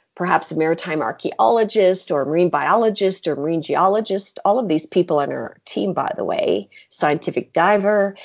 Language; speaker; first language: English; native; English